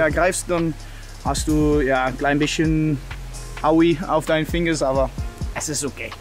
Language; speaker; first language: German; non-native, learner; Dutch